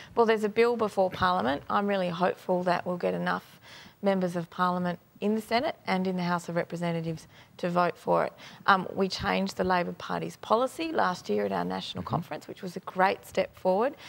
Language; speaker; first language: English; native; English